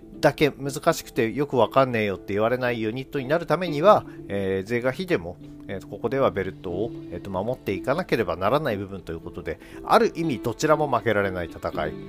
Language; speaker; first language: Japanese; native; Japanese